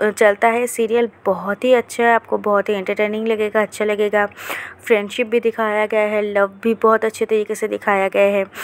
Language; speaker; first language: Hindi; non-native, local second language; Bangla